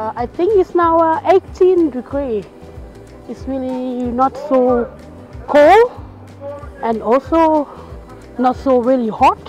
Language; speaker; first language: English; non-native, learner; Thai